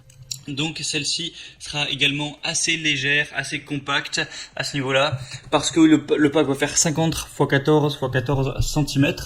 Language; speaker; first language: French; native; French